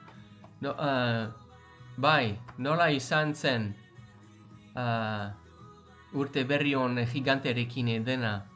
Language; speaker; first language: Basque; non-native, learner; English